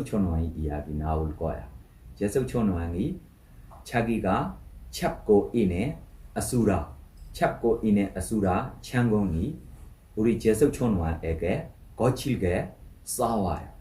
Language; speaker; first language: Korean; non-native, learner; Burmese